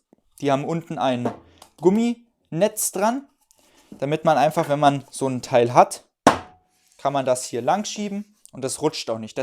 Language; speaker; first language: German; native; German